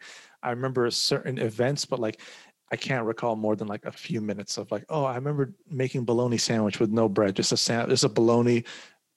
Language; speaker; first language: English; early bilingual, other home language; Somali